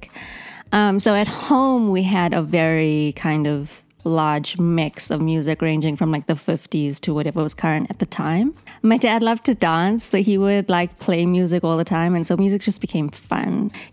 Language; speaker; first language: English; native; English